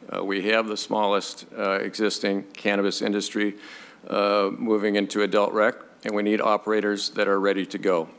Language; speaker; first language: English; native; English